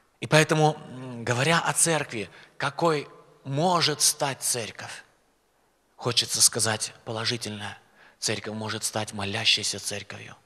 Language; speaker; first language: Russian; native; Russian